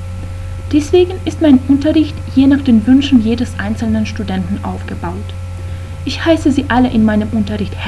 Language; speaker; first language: German; non-native, fluent; Russian